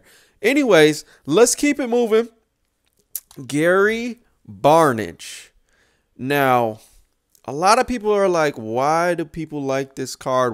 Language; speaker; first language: English; native; English